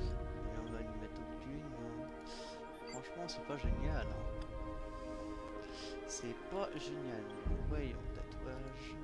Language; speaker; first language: French; native; French